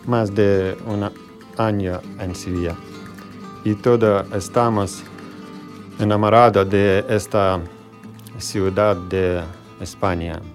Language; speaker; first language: Spanish; non-native, learner; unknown